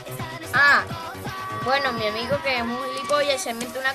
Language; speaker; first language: Spanish; native; Spanish